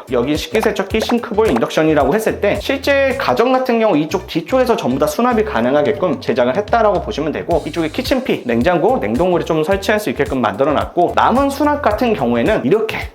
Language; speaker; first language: Korean; native; Korean